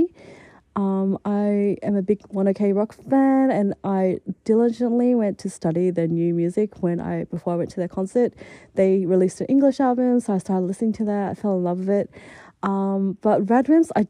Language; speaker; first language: English; native; English